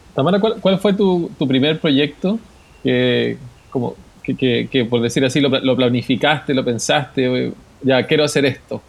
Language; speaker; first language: Spanish; native; Spanish